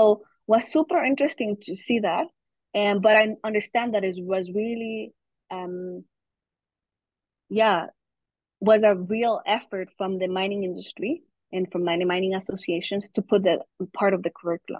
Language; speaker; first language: English; non-native, fluent; German